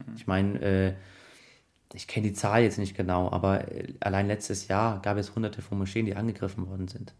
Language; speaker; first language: German; early bilingual, other home language; Arabic